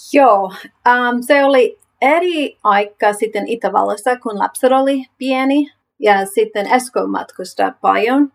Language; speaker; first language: Finnish; non-native, learner; English